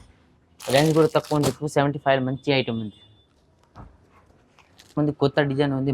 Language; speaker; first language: Telugu; non-native, local second language; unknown